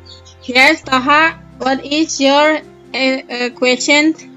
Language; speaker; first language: English; non-native, learner; Indonesian